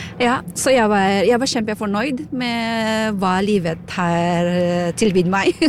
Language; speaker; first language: Norwegian; non-native, fluent; Filipino